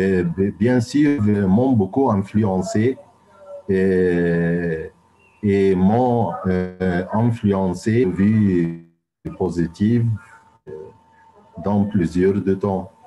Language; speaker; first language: French; non-native, fluent; Arabic